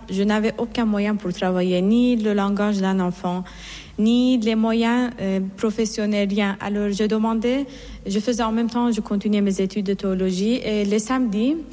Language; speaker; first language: French; non-native, fluent; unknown